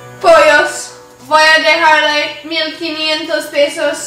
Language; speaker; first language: Spanish; non-native, learner; English